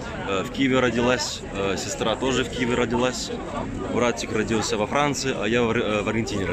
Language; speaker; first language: Russian; early bilingual, heritage; French